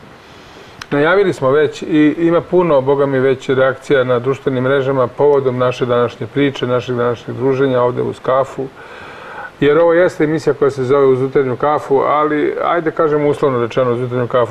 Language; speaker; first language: Croatian; native; Croatian